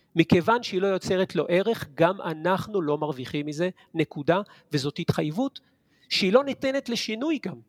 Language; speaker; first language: Hebrew; native; Hebrew